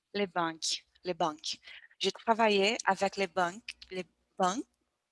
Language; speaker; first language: French; non-native, learner; Portuguese